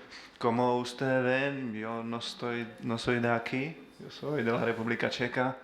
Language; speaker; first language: Spanish; non-native, learner; Czech